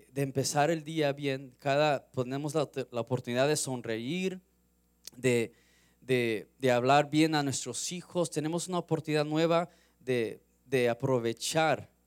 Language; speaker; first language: Spanish; early bilingual, heritage; Spanish